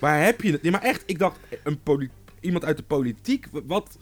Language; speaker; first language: Dutch; native; Dutch